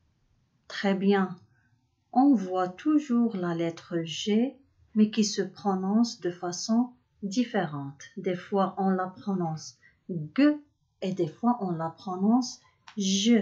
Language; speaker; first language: French; non-native, local second language; Arabic